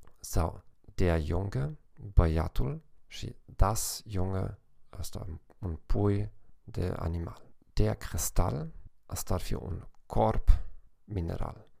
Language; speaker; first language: Romanian; non-native, fluent; German